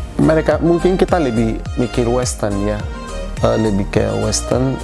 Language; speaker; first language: Indonesian; non-native, fluent; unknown